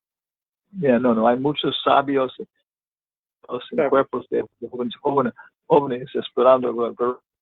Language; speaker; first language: Spanish; non-native, learner; English